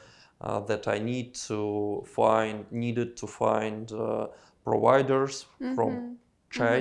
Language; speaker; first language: English; non-native, learner; Russian